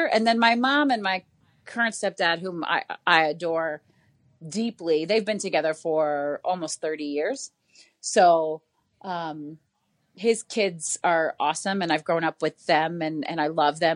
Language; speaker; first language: English; native; English